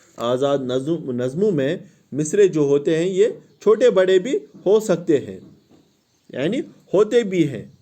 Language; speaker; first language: Urdu; non-native, local second language; Kashmiri